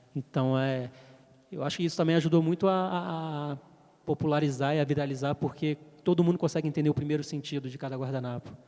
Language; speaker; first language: Portuguese; early bilingual, heritage; French